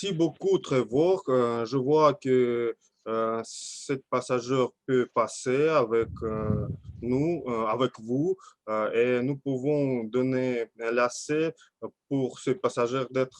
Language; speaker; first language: French; non-native, fluent; Russian